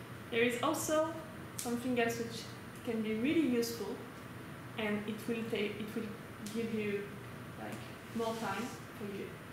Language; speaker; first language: English; non-native, fluent; French